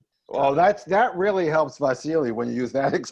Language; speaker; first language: English; native; English